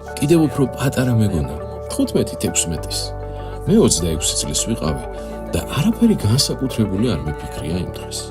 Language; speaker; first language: Georgian; non-native, local second language; Abkhazian